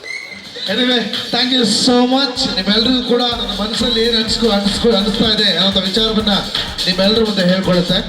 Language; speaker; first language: Kannada; native; Kannada